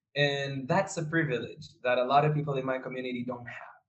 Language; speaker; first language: English; non-native, fluent; Spanish